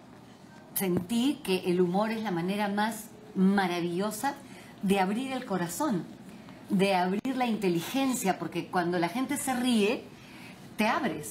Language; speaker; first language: Spanish; native; Spanish